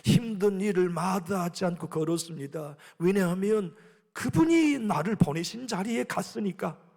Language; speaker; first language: Korean; native; Korean